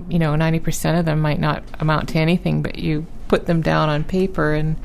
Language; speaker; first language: English; native; English